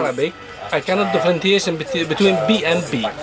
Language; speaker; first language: English; non-native, learner; Arabic